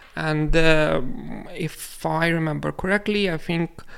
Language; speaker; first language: English; non-native, fluent; Lithuanian